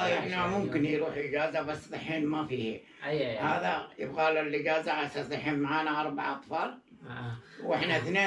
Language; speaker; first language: Arabic; native; Arabic